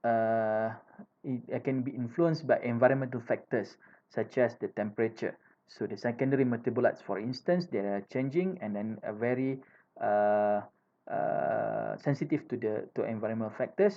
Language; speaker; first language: English; non-native, fluent; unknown